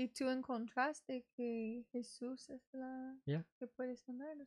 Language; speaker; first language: Spanish; non-native, learner; English